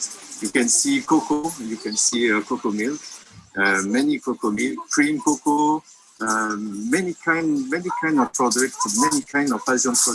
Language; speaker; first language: English; non-native, fluent; French